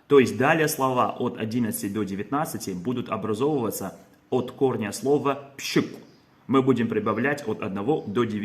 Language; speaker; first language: Russian; non-native, local second language; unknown